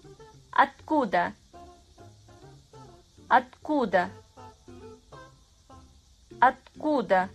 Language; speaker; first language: Russian; non-native, fluent; Kazakh